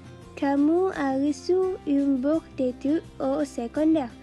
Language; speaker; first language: French; non-native, learner; Malay